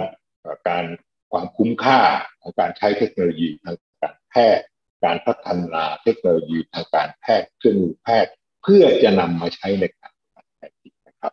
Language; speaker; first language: Thai; native; Thai